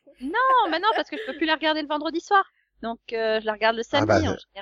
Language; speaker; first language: French; native; French